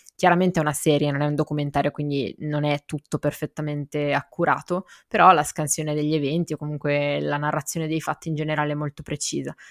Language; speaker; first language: Italian; native; Italian